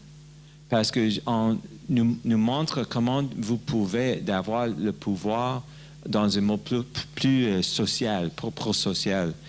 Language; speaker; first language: French; non-native, learner; English